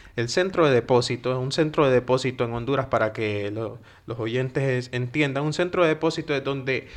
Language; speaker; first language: Spanish; native; Spanish